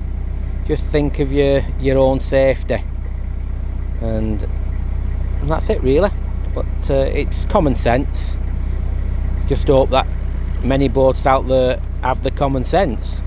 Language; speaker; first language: English; native; English